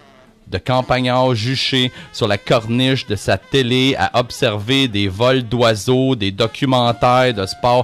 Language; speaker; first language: French; native; French